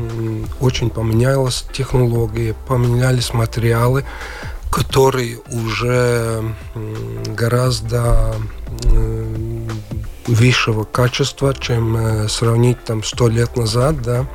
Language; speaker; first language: Russian; non-native, local second language; Latvian